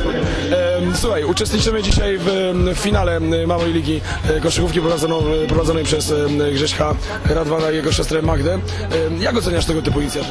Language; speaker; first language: Polish; native; Polish